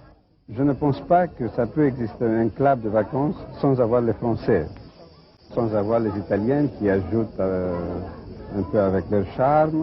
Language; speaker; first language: French; non-native, learner; Greek